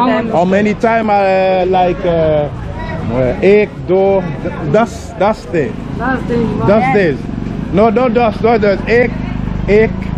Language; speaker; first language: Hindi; non-native, learner; English